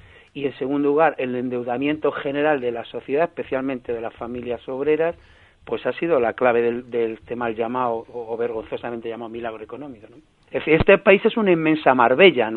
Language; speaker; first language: Spanish; native; Spanish